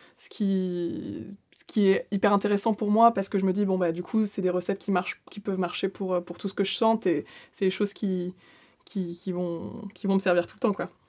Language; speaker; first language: French; native; French